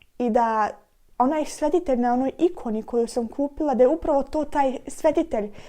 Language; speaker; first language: Bosnian; early bilingual, heritage; Serbian